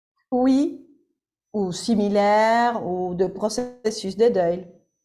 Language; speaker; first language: French; non-native, fluent; Spanish